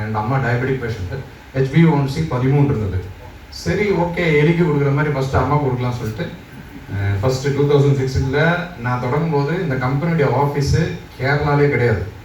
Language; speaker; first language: Tamil; non-native, local second language; Malayalam